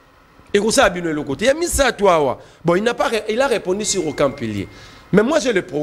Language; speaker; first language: French; non-native, local second language; Lingala